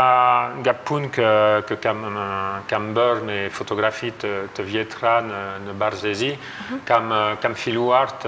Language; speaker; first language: Albanian; non-native, learner; French